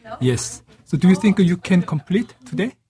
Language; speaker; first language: English; non-native, learner; Korean